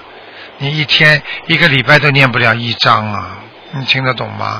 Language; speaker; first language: Chinese; native; Chinese